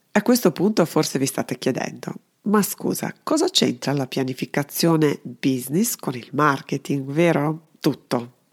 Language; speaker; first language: Italian; non-native, fluent; Serbian